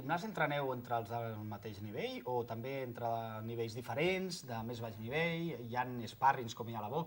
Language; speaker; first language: Catalan; native; Catalan